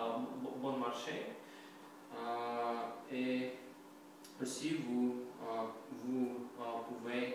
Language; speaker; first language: French; non-native, learner; Russian